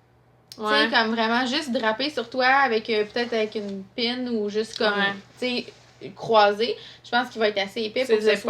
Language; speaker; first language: French; native; French